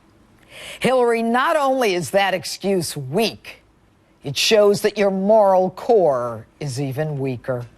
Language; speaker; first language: English; native; English